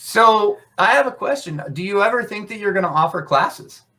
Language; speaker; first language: English; native; English